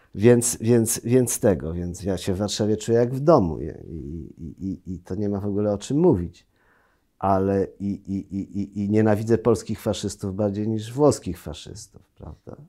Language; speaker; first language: Polish; native; Polish